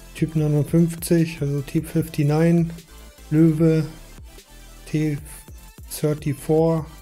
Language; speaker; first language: English; non-native, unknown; German